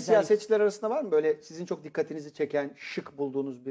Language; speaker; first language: Turkish; native; Turkish